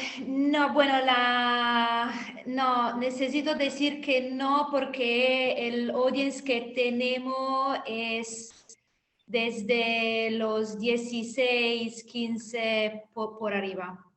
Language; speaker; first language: Spanish; non-native, fluent; Italian